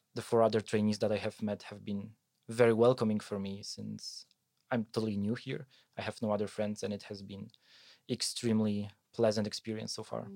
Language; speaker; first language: English; non-native, fluent; Polish